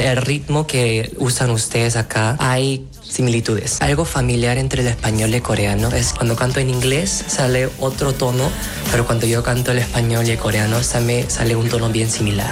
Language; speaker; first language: Spanish; non-native, fluent; Korean